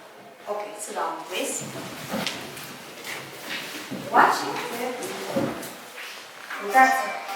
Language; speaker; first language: English; non-native, learner; Kazakh